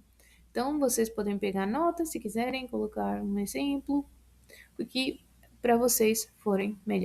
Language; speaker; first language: Portuguese; non-native, fluent; Spanish